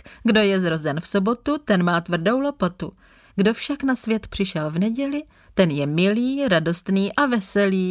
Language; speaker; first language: Czech; native; Czech